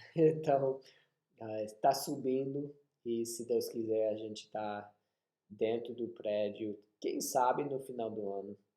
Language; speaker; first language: Portuguese; non-native, fluent; English